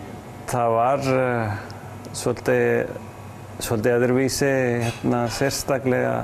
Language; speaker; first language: Icelandic; non-native, fluent; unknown